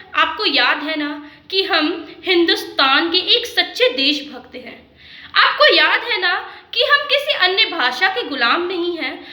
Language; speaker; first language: Hindi; native; Hindi